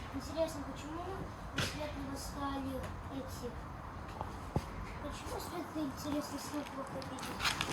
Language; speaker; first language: Russian; native; Russian